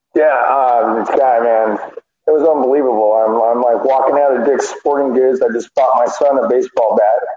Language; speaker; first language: English; native; English